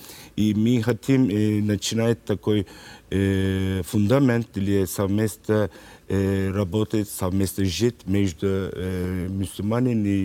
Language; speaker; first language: Russian; non-native, learner; Turkish